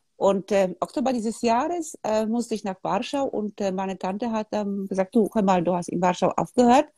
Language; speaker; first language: German; non-native, fluent; Polish